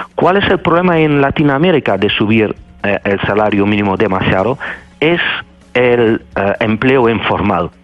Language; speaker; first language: Spanish; non-native, fluent; Dutch